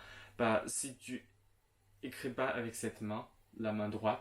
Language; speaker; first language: French; non-native, local second language; Chinese